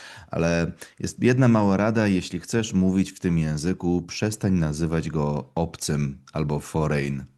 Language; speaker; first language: Polish; non-native, fluent; Russian